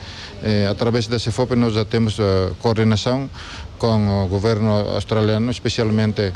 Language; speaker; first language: Portuguese; non-native, local second language; Tetum